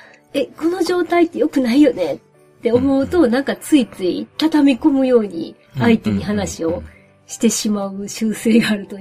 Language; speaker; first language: Japanese; native; Japanese